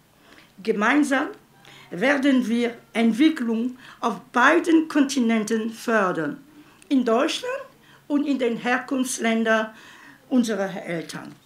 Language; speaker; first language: German; non-native, fluent; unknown